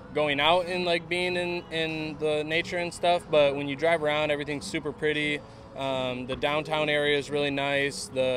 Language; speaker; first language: English; native; English